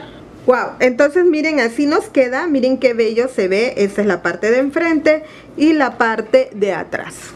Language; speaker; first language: Spanish; native; Spanish